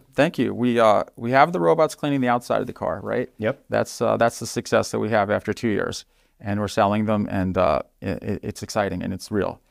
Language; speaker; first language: English; native; English